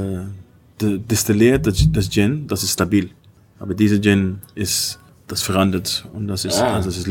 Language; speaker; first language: German; non-native, learner; Dutch